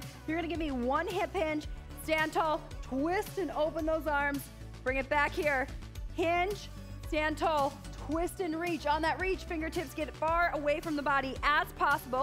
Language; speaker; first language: English; native; English